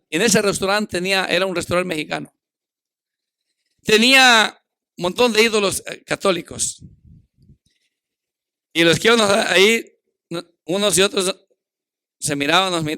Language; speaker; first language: Spanish; native; Spanish